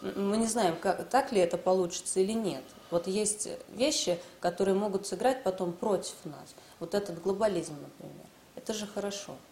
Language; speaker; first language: Russian; native; Russian